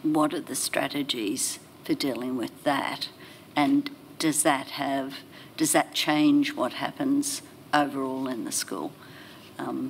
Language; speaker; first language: English; native; English